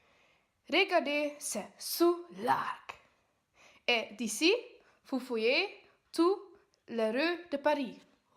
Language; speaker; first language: French; non-native, learner; Dutch